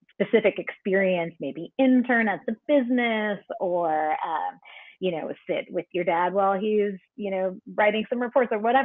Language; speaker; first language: English; native; English